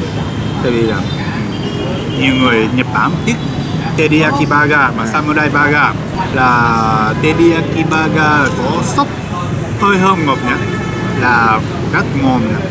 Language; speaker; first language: Vietnamese; non-native, learner; Japanese